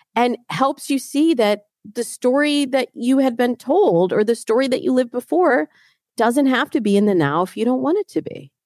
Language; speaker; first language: English; native; English